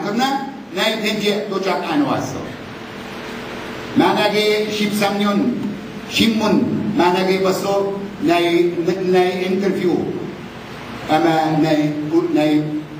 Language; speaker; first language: Korean; non-native, learner; Arabic